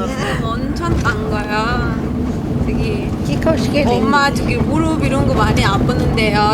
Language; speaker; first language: Korean; non-native, learner; Spanish